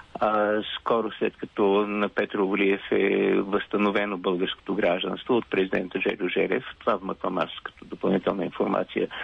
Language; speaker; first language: Bulgarian; native; Bulgarian